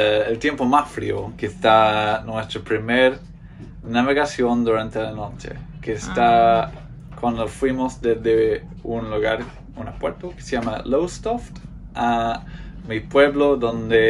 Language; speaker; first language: Spanish; non-native, fluent; English